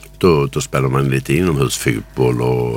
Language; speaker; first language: Swedish; native; Swedish